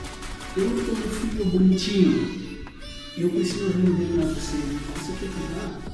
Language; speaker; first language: Portuguese; non-native, learner; Haitian Creole